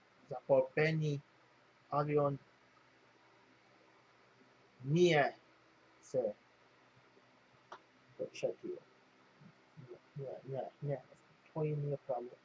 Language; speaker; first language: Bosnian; non-native, learner; English